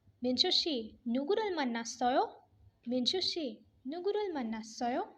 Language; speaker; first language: Korean; non-native, fluent; Hindi